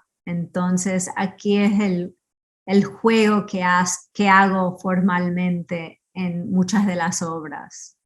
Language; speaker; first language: Spanish; early bilingual, heritage; Spanish